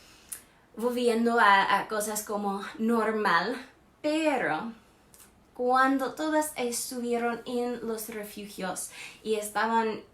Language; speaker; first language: Spanish; non-native, fluent; English